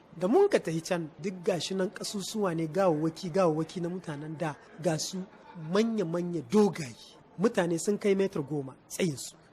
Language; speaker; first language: Hausa; native; Hausa